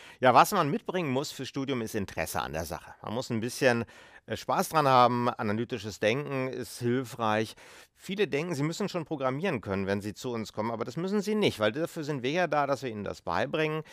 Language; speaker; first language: German; native; German